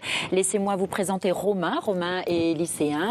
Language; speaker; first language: French; native; French